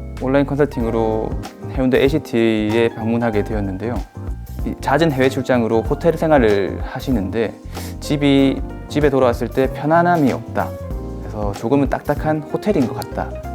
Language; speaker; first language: Korean; native; Korean